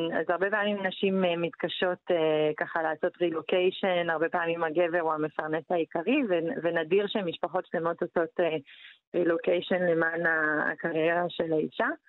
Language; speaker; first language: Hebrew; non-native, fluent; French